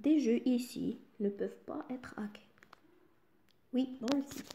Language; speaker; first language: French; non-native, local second language; Arabic